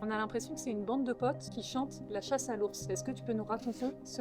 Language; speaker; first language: French; native; French